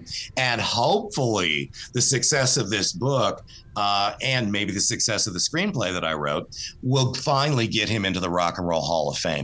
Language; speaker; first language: English; native; English